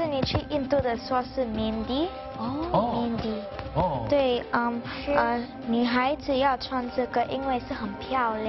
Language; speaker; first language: Chinese; non-native, local second language; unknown